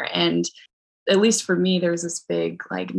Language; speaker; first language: English; native; English